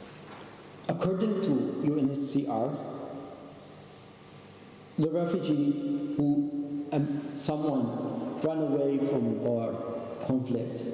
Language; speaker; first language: English; non-native, learner; Arabic